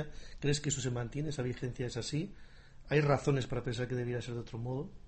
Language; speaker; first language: Spanish; native; Spanish